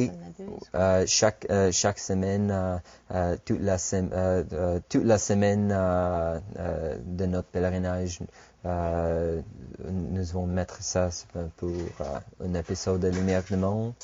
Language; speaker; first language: French; non-native, fluent; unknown